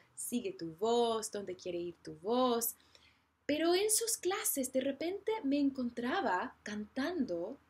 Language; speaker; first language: Spanish; non-native, fluent; English